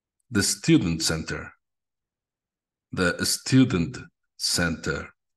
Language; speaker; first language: English; non-native, fluent; Spanish